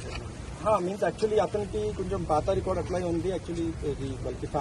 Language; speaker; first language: Telugu; non-native, learner; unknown